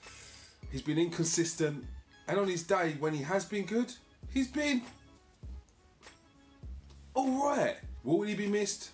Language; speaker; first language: English; native; English